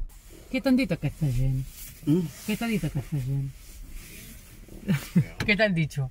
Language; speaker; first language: Spanish; native; Spanish